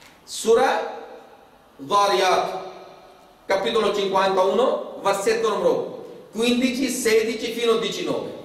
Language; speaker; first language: Italian; non-native, fluent; Urdu